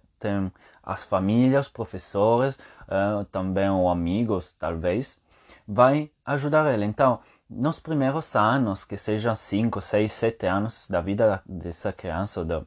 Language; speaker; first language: Portuguese; non-native, fluent; Italian